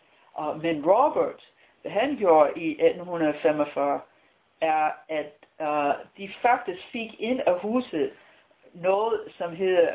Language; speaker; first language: Danish; non-native, fluent; English